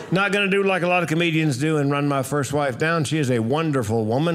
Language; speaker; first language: English; native; English